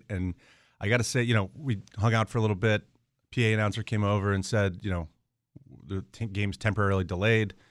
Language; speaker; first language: English; native; English